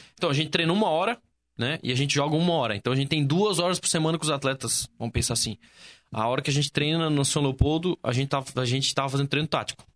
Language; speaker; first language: Portuguese; native; Portuguese